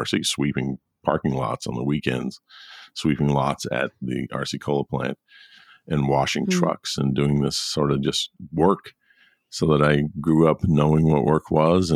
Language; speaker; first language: English; native; English